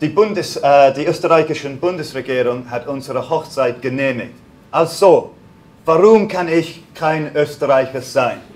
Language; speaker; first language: German; non-native, fluent; English